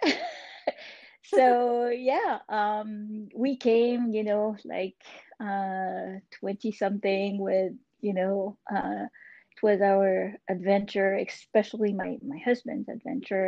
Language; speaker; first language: English; non-native, fluent; French